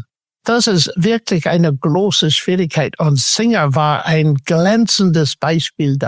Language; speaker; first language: German; non-native, fluent; English